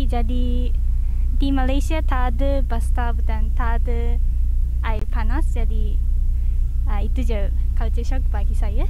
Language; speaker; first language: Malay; non-native, fluent; Japanese